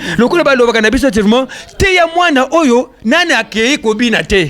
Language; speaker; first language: Lingala; native; Lingala